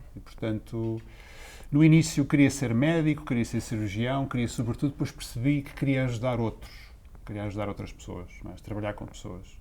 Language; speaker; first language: Portuguese; native; Portuguese